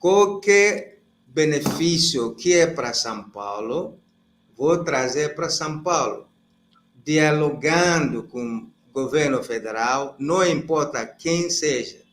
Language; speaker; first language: Portuguese; non-native, fluent; Igbo